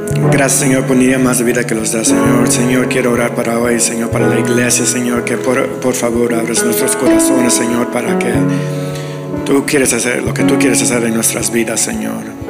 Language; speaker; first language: Spanish; early bilingual, heritage; Spanish